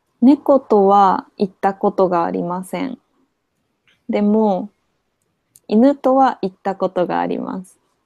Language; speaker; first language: Japanese; non-native, fluent; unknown